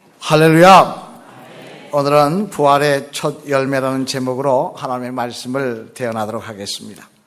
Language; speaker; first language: Korean; native; Korean